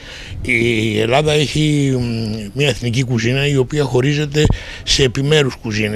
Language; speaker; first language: Greek; native; Greek